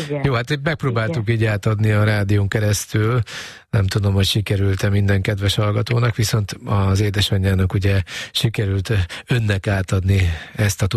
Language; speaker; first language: Hungarian; native; Hungarian